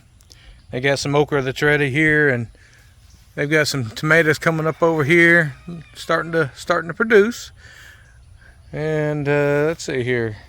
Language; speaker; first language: English; native; English